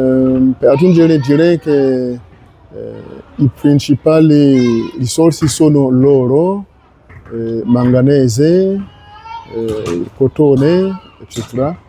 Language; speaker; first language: Italian; non-native, learner; French